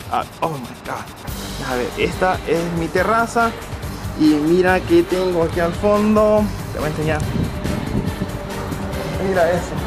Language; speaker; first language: Spanish; early bilingual, other home language; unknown